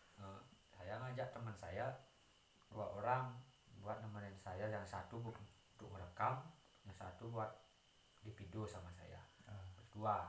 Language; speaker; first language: Indonesian; non-native, local second language; Balinese